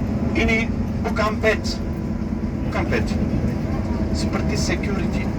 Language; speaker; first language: Indonesian; non-native, fluent; Turkish